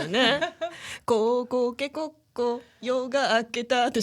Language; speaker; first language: Japanese; native; Japanese